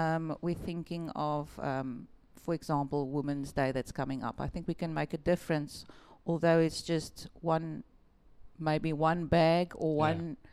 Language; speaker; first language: English; non-native, local second language; Afrikaans